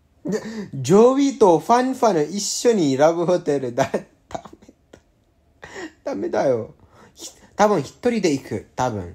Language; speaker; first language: Japanese; non-native, learner; English